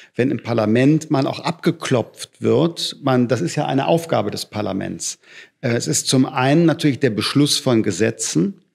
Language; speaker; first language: German; native; German